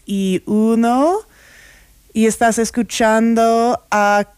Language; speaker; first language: Spanish; non-native, learner; English